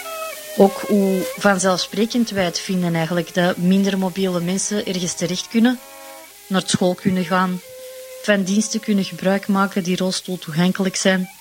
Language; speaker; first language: Dutch; native; Dutch